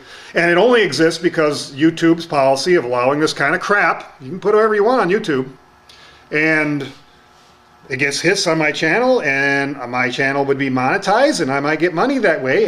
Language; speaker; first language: English; native; English